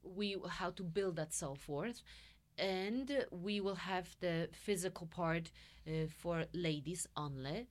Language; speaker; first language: English; non-native, fluent; Polish